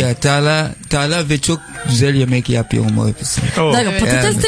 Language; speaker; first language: Turkish; non-native, learner; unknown